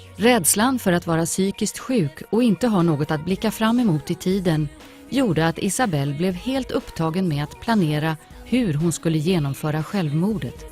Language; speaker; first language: Swedish; native; Swedish